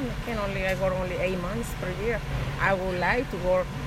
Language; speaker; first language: English; non-native, learner; Spanish